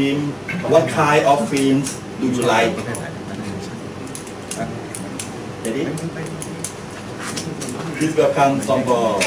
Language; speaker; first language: English; non-native, learner; Thai